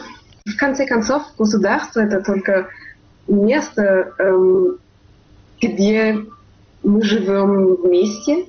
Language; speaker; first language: Russian; non-native, fluent; German